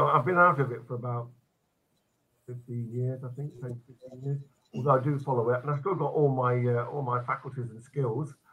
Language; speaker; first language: English; native; English